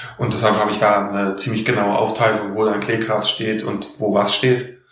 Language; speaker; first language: German; native; German